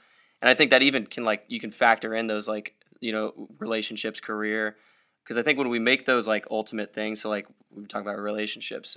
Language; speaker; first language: English; native; English